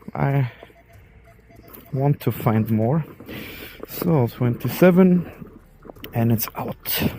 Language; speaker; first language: English; non-native, fluent; German